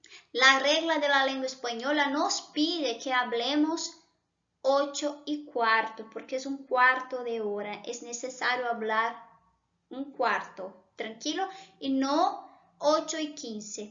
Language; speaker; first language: Spanish; non-native, fluent; Portuguese